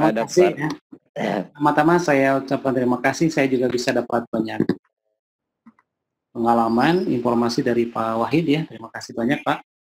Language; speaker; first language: Indonesian; native; Indonesian